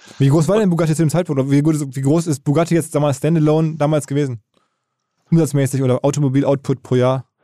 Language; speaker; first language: German; native; German